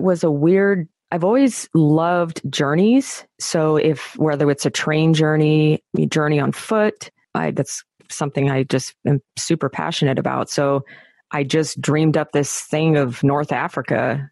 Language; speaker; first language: English; native; English